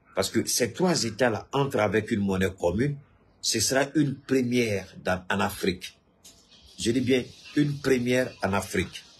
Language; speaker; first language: French; non-native, local second language; Bambara